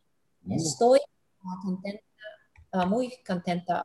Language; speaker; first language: Spanish; non-native, learner; English